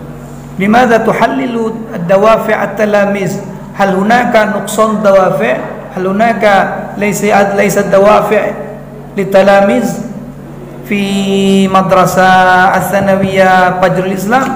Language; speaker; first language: Arabic; non-native, fluent; Indonesian